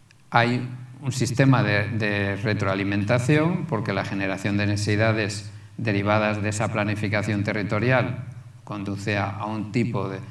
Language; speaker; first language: Spanish; native; Spanish